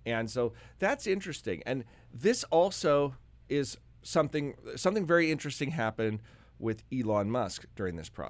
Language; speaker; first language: English; native; English